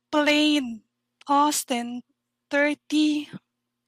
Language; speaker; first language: English; non-native, local second language; Filipino